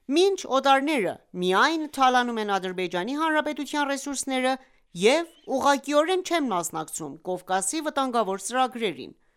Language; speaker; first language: Armenian; early bilingual, heritage; Armenian